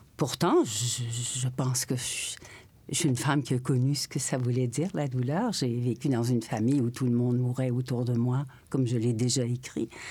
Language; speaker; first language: French; native; French